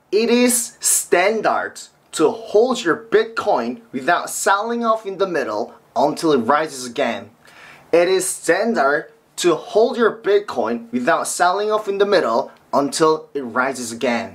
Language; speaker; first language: English; non-native, fluent; Korean